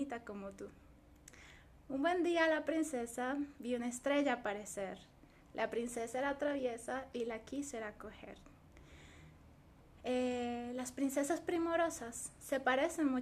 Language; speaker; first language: English; non-native, fluent; Spanish